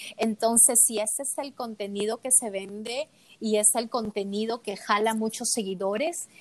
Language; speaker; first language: Spanish; native; Spanish